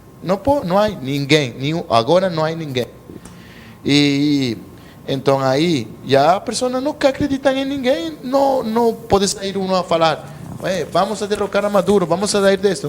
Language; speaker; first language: Portuguese; non-native, learner; Spanish